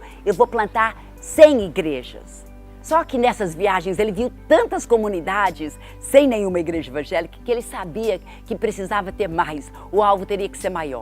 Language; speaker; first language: Portuguese; non-native, fluent; English